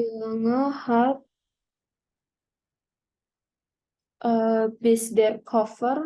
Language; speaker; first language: German; non-native, learner; Indonesian